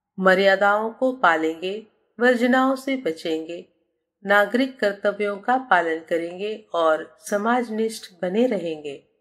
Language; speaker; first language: Hindi; native; Hindi